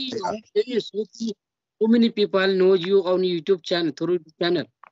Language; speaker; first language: English; non-native, learner; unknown